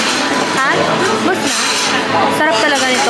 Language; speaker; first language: Filipino; native; Filipino